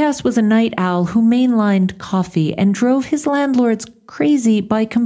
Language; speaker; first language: English; native; English